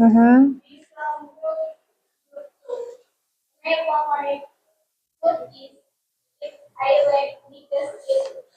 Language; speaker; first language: English; non-native, learner; Indonesian